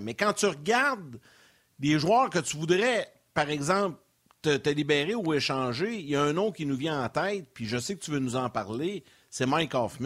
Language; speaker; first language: French; native; French